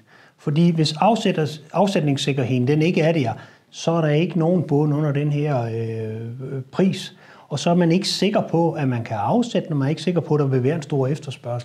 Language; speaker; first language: Danish; native; Danish